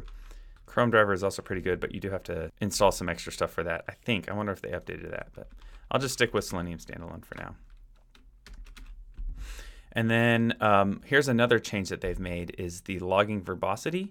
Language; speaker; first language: English; native; English